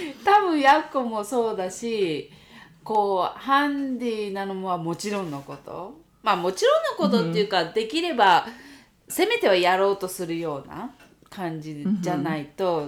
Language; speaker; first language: Japanese; early bilingual, heritage; Japanese